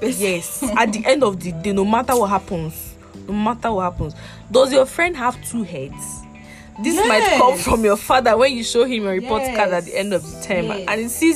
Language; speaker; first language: English; non-native, local second language; Igbo